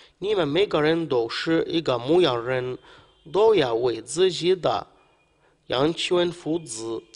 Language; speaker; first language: Chinese; non-native, fluent; Arabic